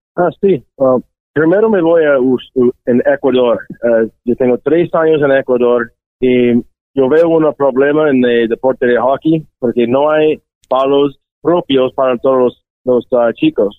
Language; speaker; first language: Spanish; non-native, learner; English